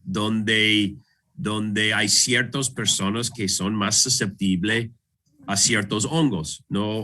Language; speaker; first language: Spanish; non-native, fluent; English